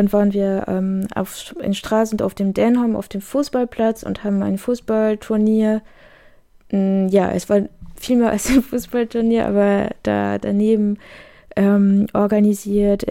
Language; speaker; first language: German; native; German